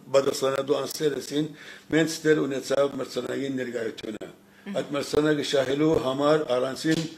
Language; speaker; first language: Armenian; early bilingual, heritage; Armenian